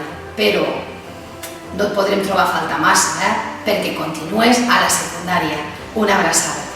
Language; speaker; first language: Catalan; native; Catalan